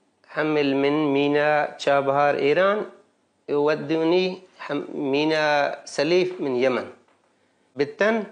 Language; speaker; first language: Arabic; non-native, learner; Baluchi